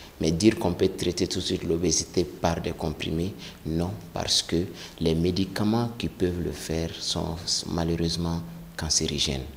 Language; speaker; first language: French; non-native, local second language; Bambara